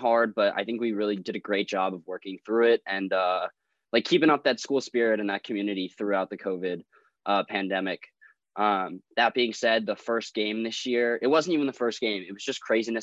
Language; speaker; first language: English; native; English